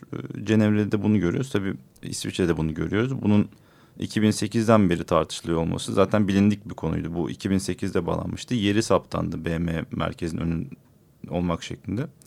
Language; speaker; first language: Turkish; native; Turkish